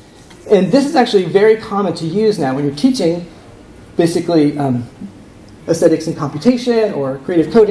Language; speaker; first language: English; native; English